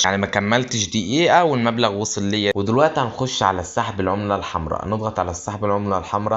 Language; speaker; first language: Arabic; native; Arabic